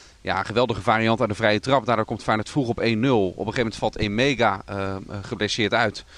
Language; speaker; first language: Dutch; native; Dutch